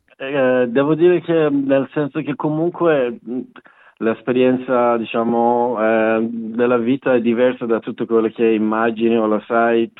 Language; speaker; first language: Italian; non-native, fluent; Persian